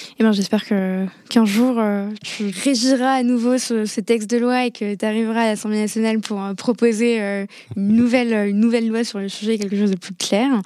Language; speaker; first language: French; non-native, local second language; Arabic